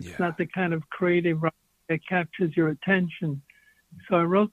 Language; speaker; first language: English; native; English